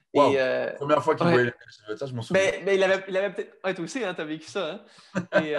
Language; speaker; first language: French; native; French